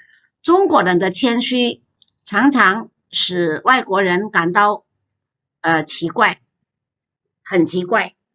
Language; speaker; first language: Chinese; non-native, fluent; Indonesian